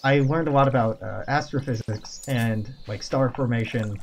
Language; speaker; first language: English; native; English